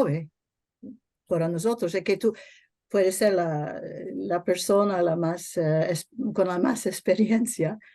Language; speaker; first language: Spanish; non-native, learner; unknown